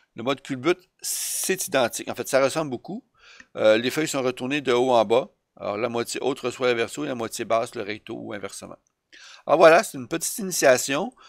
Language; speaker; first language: French; native; French